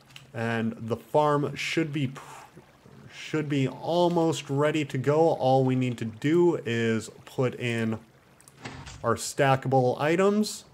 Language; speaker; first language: English; native; English